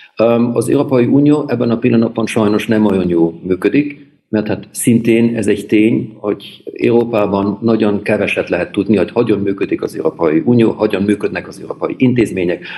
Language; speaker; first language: Hungarian; early bilingual, heritage; German